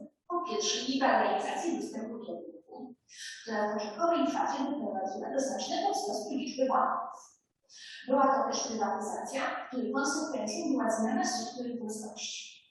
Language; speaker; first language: Polish; native; Polish